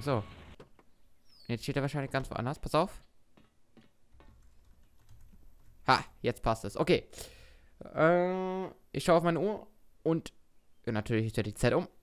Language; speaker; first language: German; native; German